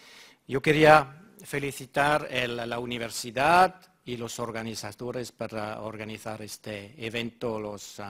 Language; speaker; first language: Spanish; non-native, fluent; German